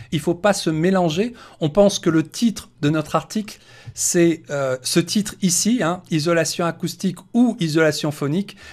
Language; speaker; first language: French; native; French